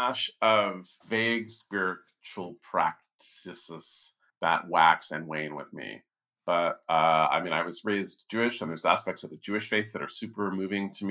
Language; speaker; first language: English; native; English